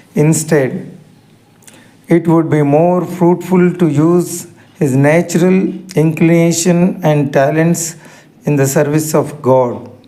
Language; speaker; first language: English; non-native, local second language; Telugu